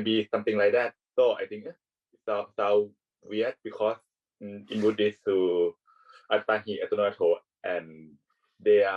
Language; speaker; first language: English; non-native, learner; Thai